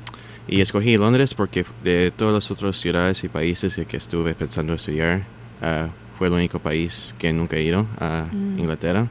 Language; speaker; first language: Spanish; early bilingual, heritage; Spanish